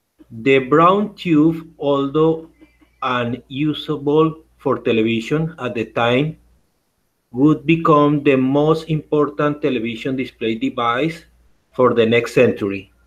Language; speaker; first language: English; non-native, learner; Spanish